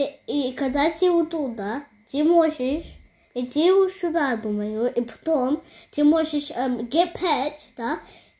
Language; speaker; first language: Russian; early bilingual, heritage; Russian